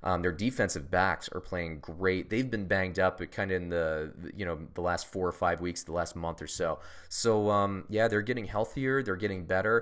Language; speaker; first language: English; native; English